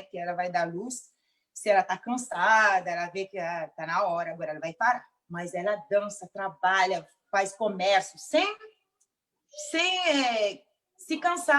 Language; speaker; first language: Portuguese; non-native, local second language; Mandingo